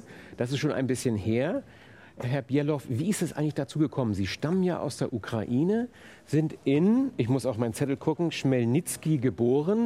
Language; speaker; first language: German; native; German